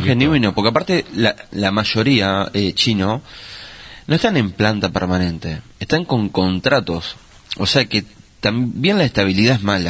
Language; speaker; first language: Spanish; native; Spanish